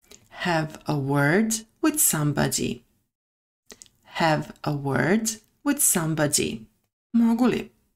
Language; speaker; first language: English; non-native, fluent; Serbian